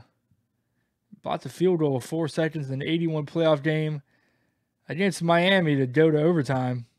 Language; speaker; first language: English; native; English